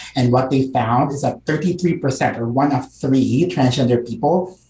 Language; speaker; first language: English; non-native, local second language; Filipino